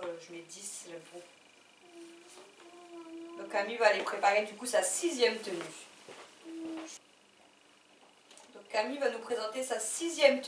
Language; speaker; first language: French; native; French